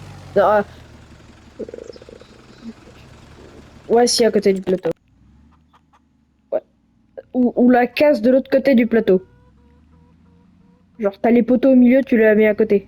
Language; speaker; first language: French; native; French